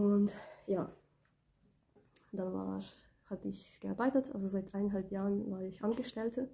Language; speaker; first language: German; early bilingual, other home language; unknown